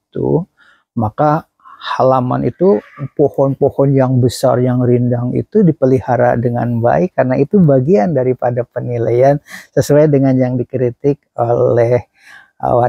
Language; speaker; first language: Indonesian; native; Indonesian